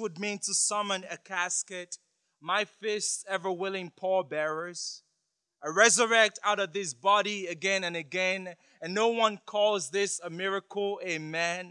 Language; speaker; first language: English; non-native, local second language; Yoruba